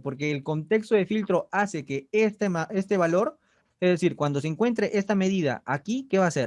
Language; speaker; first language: Spanish; native; Spanish